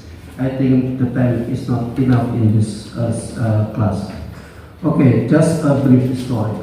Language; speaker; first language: English; non-native, learner; Indonesian